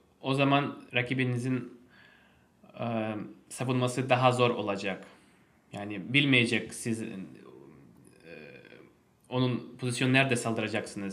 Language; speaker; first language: Turkish; non-native, fluent; Russian